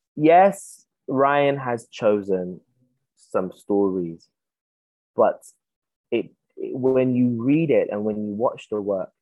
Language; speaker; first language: English; native; English